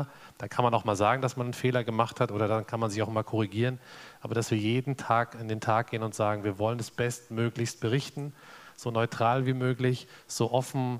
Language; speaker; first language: German; native; German